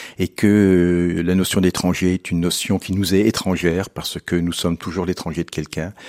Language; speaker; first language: French; native; French